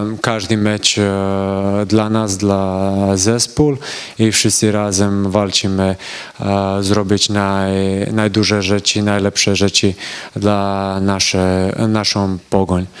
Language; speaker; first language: Polish; non-native, learner; Croatian